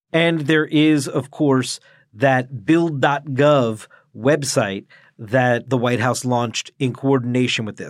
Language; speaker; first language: English; native; English